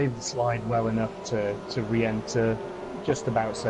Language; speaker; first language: English; native; English